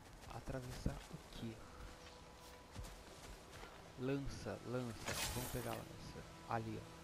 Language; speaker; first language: Portuguese; native; Portuguese